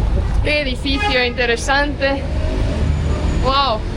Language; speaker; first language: Spanish; non-native, fluent; Estonian